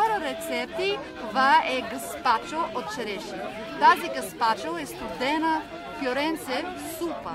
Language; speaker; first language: Bulgarian; non-native, learner; English